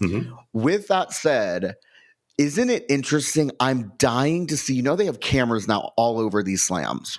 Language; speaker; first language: English; native; English